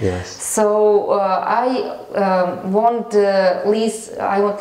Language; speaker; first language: English; non-native, learner; Russian